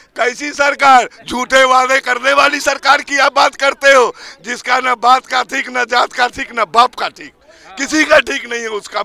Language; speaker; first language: Hindi; native; Hindi